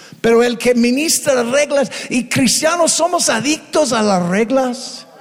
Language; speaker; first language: Spanish; non-native, fluent; English